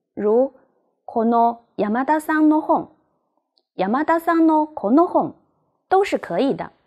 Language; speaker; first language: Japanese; non-native, fluent; Chinese